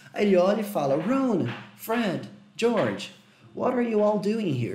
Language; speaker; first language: English; non-native, fluent; Portuguese